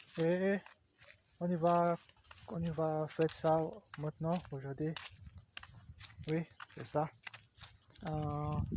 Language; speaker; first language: French; non-native, learner; Portuguese